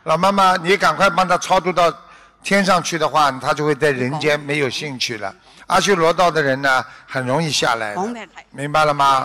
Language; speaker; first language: Chinese; native; Chinese